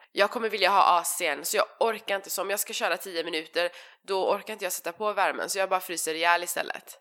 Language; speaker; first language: Swedish; early bilingual, other home language; Persian